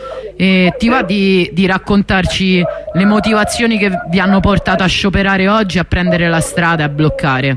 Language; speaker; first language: Italian; native; Italian